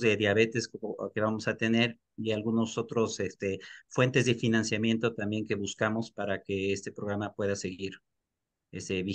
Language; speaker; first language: Spanish; native; Spanish